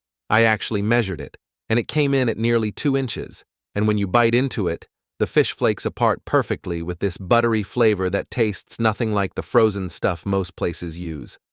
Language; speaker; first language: English; native; English